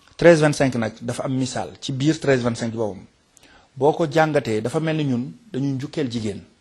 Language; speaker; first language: Wolof; non-native, local second language; Fula